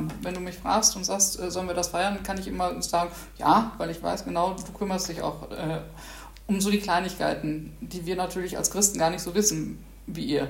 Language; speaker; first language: German; native; German